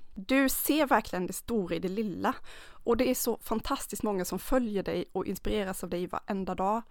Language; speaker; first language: Swedish; native; Swedish